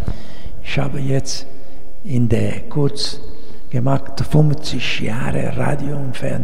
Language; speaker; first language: German; non-native, learner; Italian